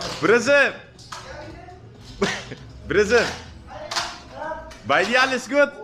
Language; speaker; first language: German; non-native, learner; Turkish